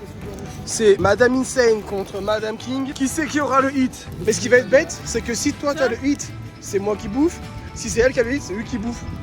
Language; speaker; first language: French; native; French